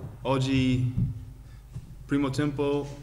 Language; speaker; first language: Italian; non-native, learner; English